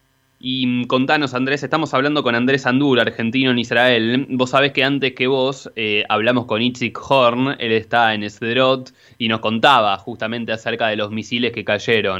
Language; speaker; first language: Spanish; native; Spanish